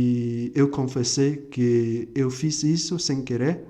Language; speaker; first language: Portuguese; non-native, fluent; Vietnamese